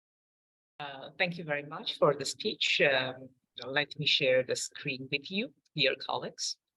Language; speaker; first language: English; non-native, fluent; Armenian